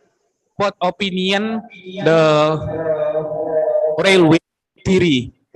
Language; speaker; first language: English; non-native, learner; Indonesian